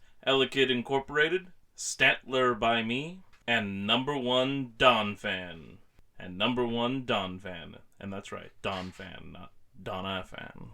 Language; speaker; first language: English; native; English